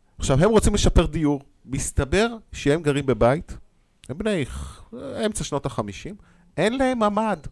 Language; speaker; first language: Hebrew; native; Hebrew